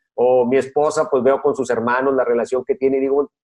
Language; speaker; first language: Spanish; native; Spanish